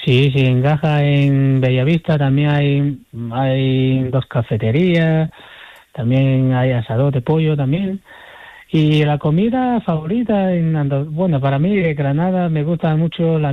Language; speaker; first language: Spanish; non-native, fluent; Chinese